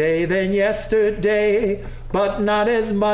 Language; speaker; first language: English; native; English